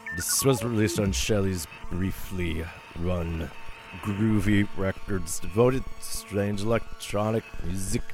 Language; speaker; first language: English; native; English